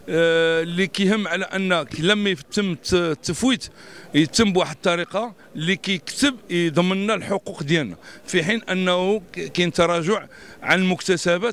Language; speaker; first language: Arabic; native; Arabic